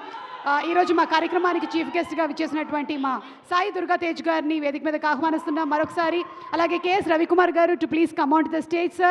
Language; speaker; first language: Telugu; native; Telugu